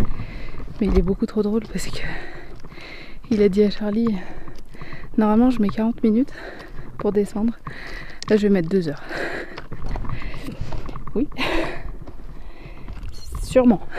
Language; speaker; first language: French; native; French